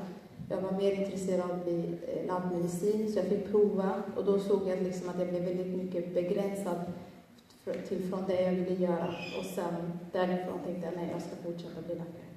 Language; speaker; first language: Swedish; early bilingual, other home language; Somali